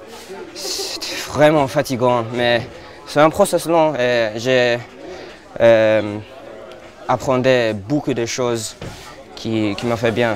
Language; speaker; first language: French; early bilingual, heritage; French